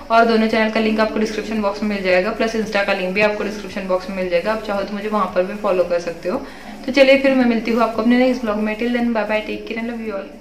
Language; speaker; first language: Hindi; non-native, local second language; Marathi